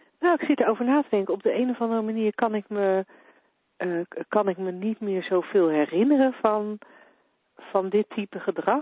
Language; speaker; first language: Dutch; native; Dutch